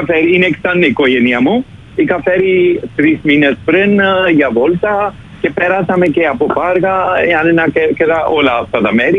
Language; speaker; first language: Greek; non-native, fluent; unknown